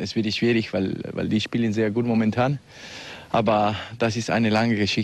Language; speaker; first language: German; non-native, fluent; Spanish